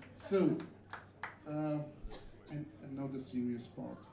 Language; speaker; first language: English; non-native, fluent; Hungarian